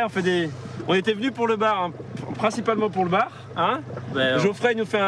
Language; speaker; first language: French; native; French